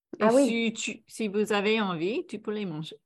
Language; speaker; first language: French; non-native, fluent; English